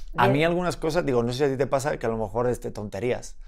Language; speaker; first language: Spanish; native; Spanish